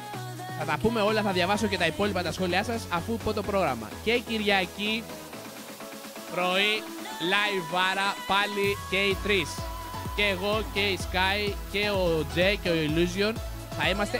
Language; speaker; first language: Greek; native; Greek